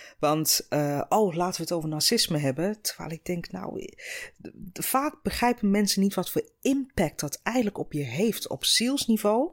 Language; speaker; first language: Dutch; non-native, fluent; English